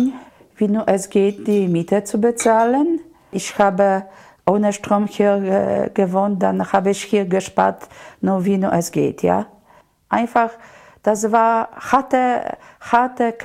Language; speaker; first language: German; non-native, learner; Polish